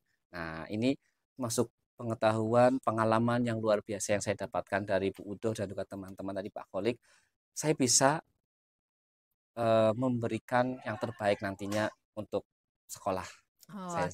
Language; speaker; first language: Indonesian; native; Indonesian